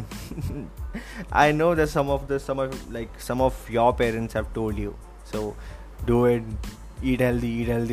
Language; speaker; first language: English; non-native, local second language; Hindi